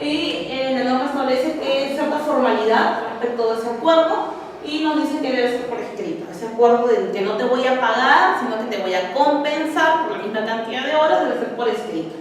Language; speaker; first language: Spanish; native; Spanish